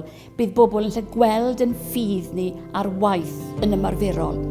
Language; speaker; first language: Welsh; native; Welsh